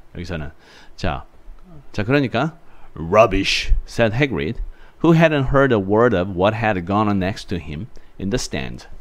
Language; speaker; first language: English; non-native, fluent; Korean